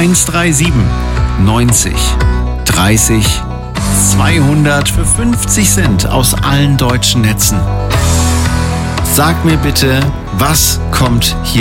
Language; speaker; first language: German; native; German